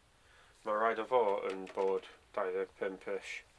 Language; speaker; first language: Welsh; non-native, learner; English